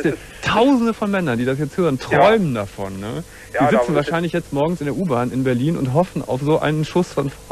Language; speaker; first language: German; native; German